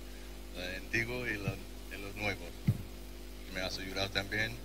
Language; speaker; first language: Spanish; non-native, learner; English